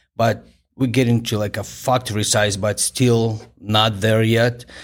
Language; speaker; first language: English; non-native, fluent; Ukrainian